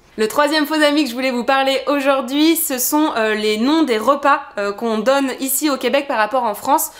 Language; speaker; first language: French; native; French